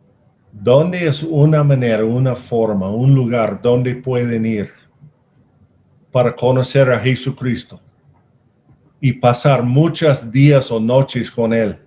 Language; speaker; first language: Spanish; non-native, fluent; English